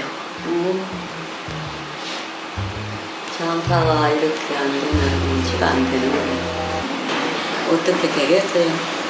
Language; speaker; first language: Korean; native; Korean